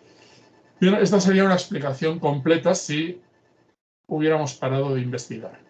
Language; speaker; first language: Spanish; native; Spanish